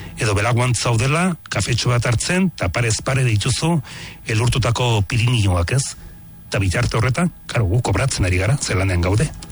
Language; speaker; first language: Basque; native; Basque